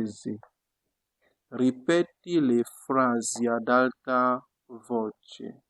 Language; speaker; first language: Italian; non-native, fluent; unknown